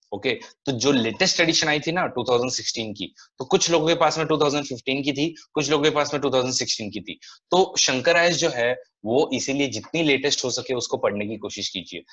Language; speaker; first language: Hindi; non-native, local second language; Marathi